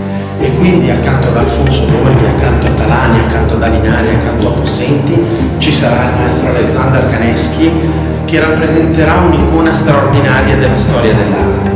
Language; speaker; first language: Italian; native; Italian